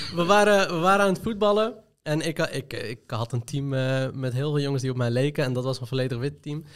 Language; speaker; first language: Dutch; early bilingual, other home language; Arabic